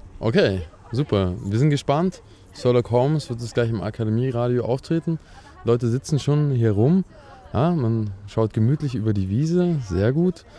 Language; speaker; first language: German; native; German